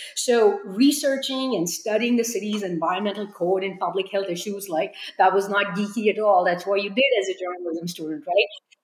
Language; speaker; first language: English; non-native, local second language; Hindi